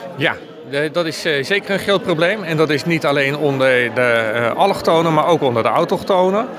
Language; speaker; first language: Dutch; native; Dutch